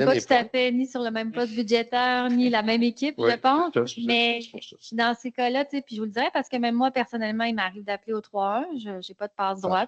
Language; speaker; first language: French; native; French